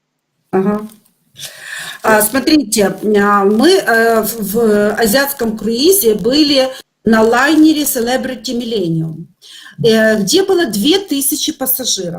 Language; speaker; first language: Russian; native; Russian